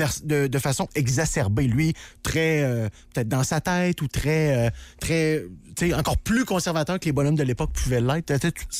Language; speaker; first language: French; native; French